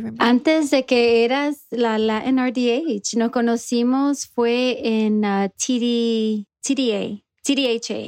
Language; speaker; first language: Spanish; early bilingual, heritage; Spanish